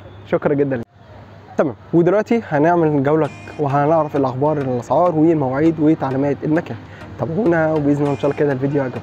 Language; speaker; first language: Arabic; native; Arabic